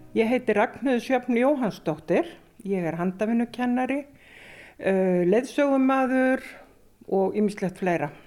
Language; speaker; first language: Icelandic; native; Icelandic